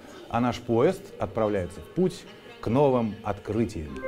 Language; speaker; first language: Russian; native; Russian